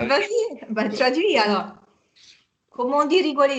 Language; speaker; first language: French; non-native, fluent; Hungarian